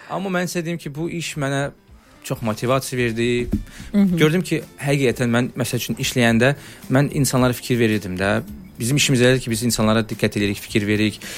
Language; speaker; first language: Azerbaijani; early bilingual, heritage; Azerbaijani